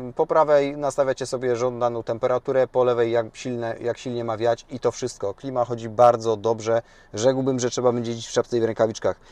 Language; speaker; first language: Polish; native; Polish